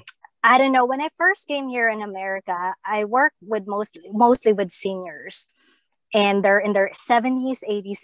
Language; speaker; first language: English; non-native, local second language; Filipino